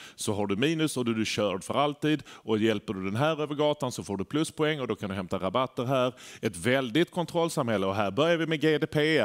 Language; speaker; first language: Swedish; native; Swedish